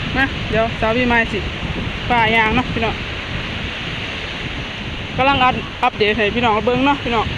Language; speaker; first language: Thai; non-native, local second language; Lao